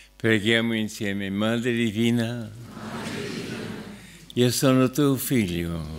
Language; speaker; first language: Italian; non-native, fluent; English